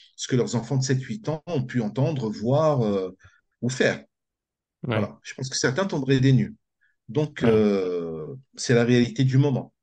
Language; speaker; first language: French; native; French